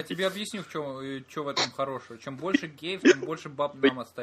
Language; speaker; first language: Russian; native; Russian